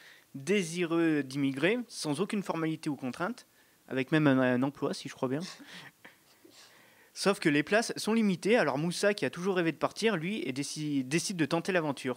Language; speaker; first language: French; native; French